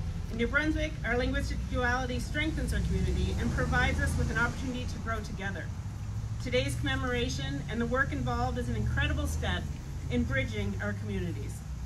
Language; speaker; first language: English; native; English